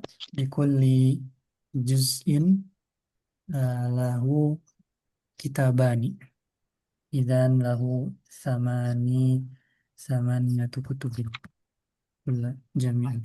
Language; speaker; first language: Arabic; non-native, fluent; Indonesian